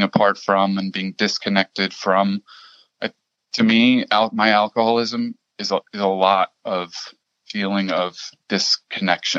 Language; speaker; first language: English; early bilingual, other home language; German